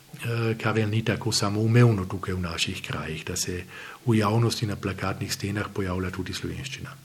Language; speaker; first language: Slovenian; native; Slovenian